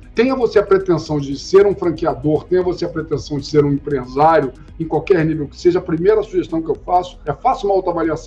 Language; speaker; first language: Portuguese; native; Portuguese